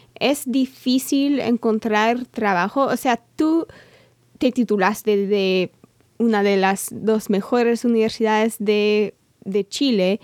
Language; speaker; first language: Spanish; non-native, fluent; English